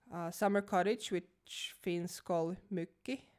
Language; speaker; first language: English; non-native, fluent; Croatian